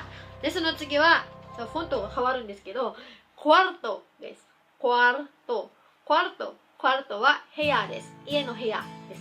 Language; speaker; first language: Japanese; non-native, fluent; Filipino